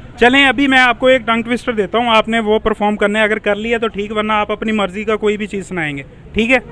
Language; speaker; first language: Urdu; non-native, local second language; Punjabi